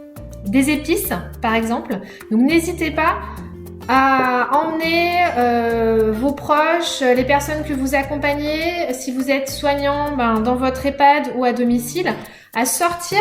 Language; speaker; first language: French; native; French